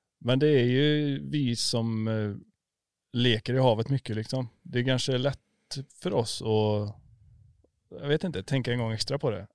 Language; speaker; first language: Swedish; native; Swedish